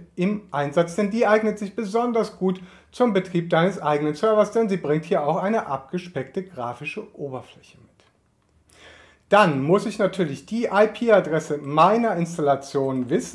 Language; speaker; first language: German; native; German